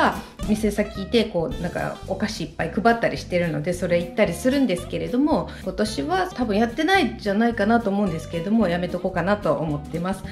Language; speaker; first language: Japanese; native; Japanese